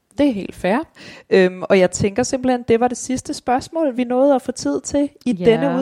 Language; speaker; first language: Danish; native; Danish